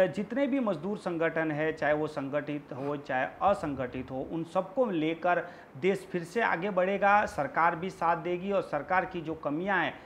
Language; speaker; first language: Hindi; non-native, local second language; Gujarati